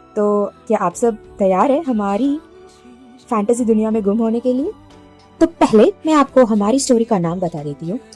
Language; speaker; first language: Hindi; non-native, local second language; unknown